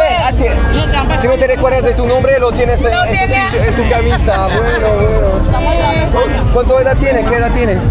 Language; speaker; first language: Spanish; non-native, learner; French